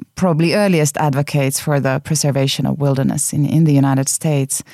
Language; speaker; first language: English; non-native, fluent; Finnish